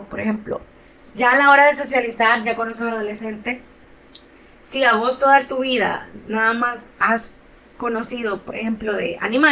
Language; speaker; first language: Spanish; native; Spanish